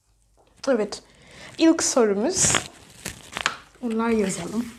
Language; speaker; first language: Turkish; non-native, fluent; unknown